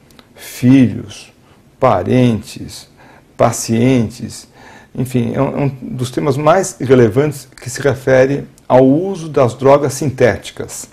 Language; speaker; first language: Portuguese; native; Portuguese